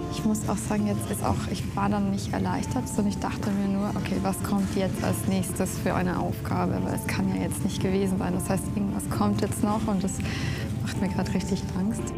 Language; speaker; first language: German; native; German